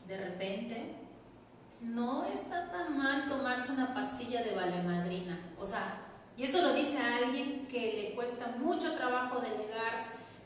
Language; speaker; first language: Spanish; native; Spanish